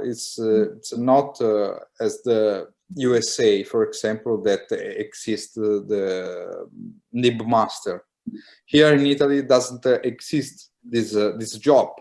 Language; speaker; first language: English; non-native, learner; Italian